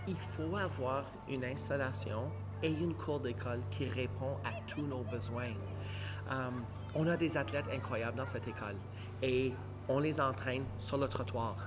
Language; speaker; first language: French; native; French